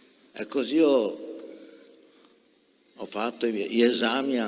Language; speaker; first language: Italian; non-native, fluent; Polish